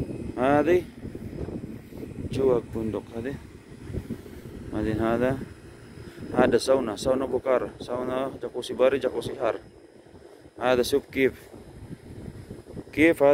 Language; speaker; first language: Arabic; non-native, learner; Filipino